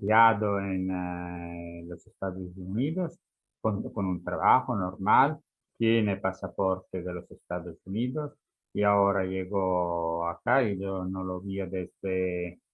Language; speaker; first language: Spanish; non-native, fluent; Italian